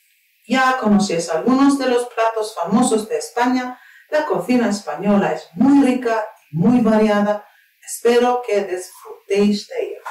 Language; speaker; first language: Spanish; non-native, fluent; Turkish